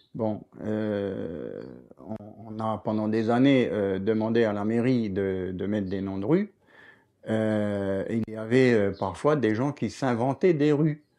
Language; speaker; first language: French; native; French